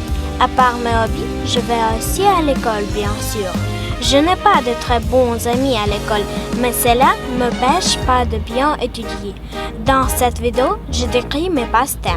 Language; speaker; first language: French; non-native, learner; Ukrainian